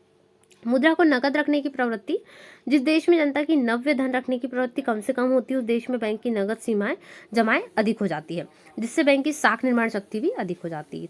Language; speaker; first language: Hindi; native; Hindi